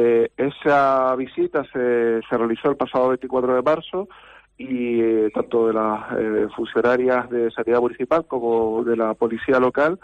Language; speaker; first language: Spanish; native; Spanish